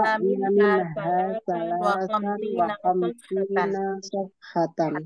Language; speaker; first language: Arabic; non-native, learner; Indonesian